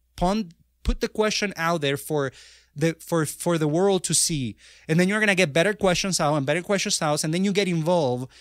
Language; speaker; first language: English; non-native, fluent; Spanish